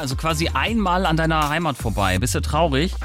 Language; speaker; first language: German; native; German